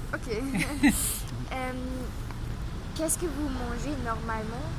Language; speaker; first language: French; non-native, learner; German